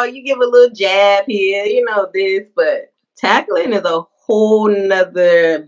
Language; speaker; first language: English; native; English